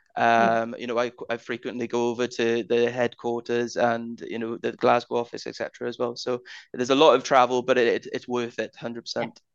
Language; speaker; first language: English; native; English